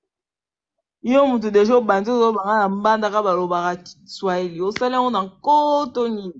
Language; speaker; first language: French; non-native, local second language; Lingala